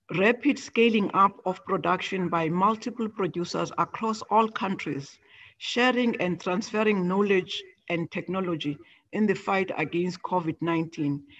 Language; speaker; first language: English; non-native, local second language; Xhosa